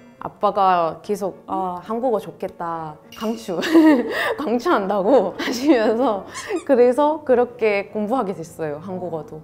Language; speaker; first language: Korean; non-native, fluent; Arabic